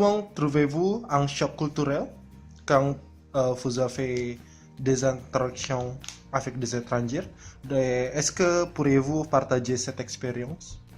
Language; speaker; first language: French; non-native, learner; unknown